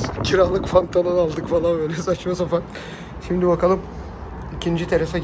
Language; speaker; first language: Turkish; native; Turkish